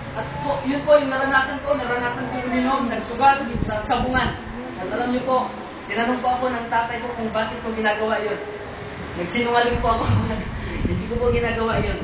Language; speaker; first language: Filipino; non-native, local second language; Iloko